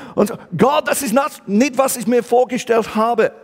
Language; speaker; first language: German; non-native, fluent; English